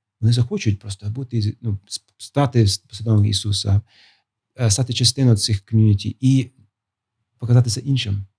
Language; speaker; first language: Ukrainian; non-native, fluent; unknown